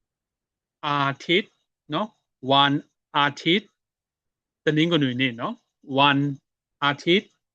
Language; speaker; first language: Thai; non-native, fluent; Burmese